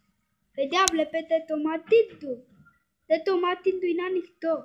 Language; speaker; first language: Greek; early bilingual, heritage; Greek